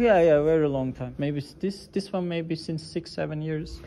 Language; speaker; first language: English; non-native, fluent; Turkish